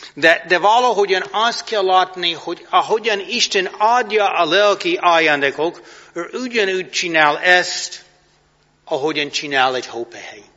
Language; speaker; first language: Hungarian; non-native, fluent; English